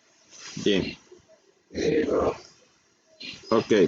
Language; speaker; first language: Spanish; native; Spanish